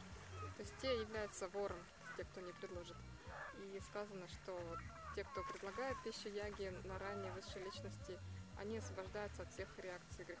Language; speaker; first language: Russian; native; Russian